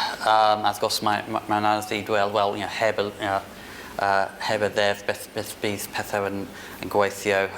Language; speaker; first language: Welsh; non-native, fluent; English